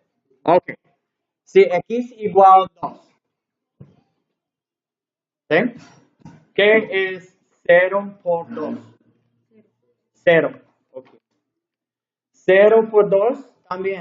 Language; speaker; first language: Spanish; non-native, learner; English